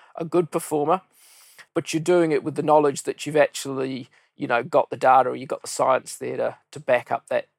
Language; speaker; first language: English; native; English